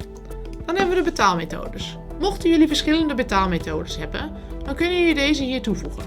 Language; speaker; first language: Dutch; native; Dutch